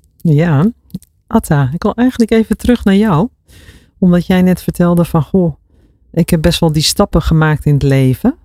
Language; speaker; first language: Dutch; native; Dutch